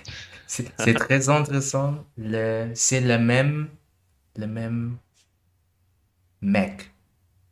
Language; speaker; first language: French; non-native, learner; German